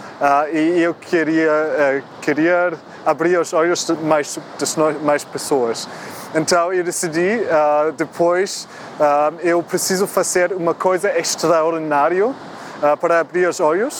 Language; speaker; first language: Portuguese; non-native, fluent; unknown